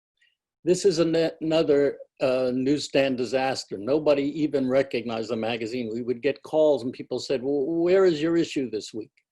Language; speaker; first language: English; native; English